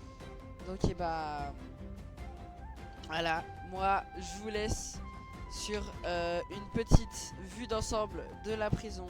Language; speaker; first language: French; native; French